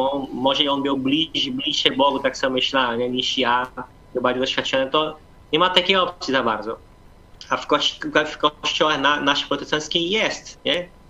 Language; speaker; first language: Polish; non-native, fluent; Portuguese